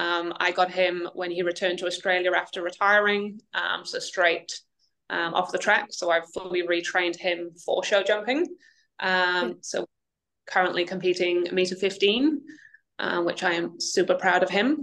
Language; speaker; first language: English; native; English